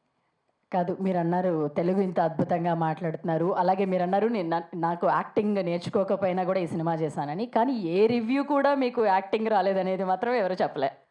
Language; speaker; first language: Telugu; native; Telugu